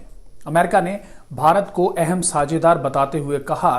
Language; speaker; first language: Hindi; native; Hindi